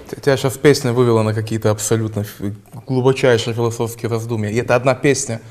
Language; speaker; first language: Russian; early bilingual, heritage; Russian